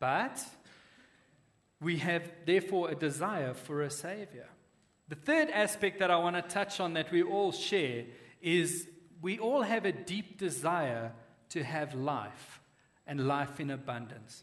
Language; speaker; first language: English; native; English